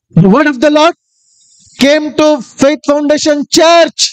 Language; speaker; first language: English; non-native, local second language; Kannada